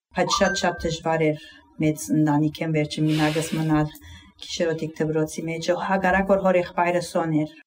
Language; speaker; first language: Armenian; early bilingual, heritage; Armenian